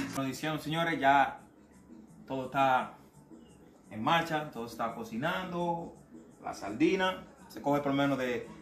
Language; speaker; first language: Spanish; native; Spanish